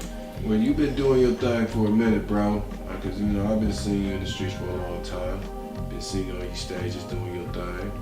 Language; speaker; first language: English; native; English